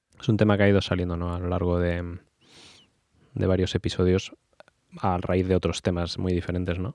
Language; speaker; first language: Spanish; native; Spanish